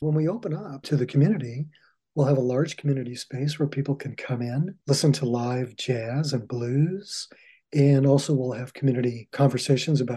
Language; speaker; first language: English; native; English